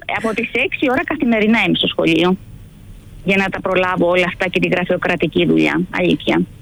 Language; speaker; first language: Greek; native; Greek